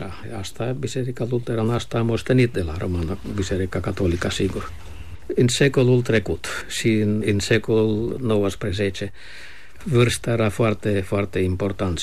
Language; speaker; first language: Romanian; non-native, fluent; Finnish